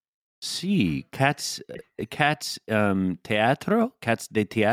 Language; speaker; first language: Spanish; non-native, learner; English